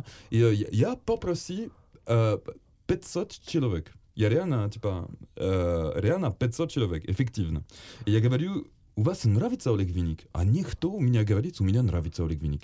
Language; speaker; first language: Russian; non-native, learner; French